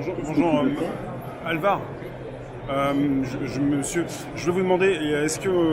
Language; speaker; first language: French; native; French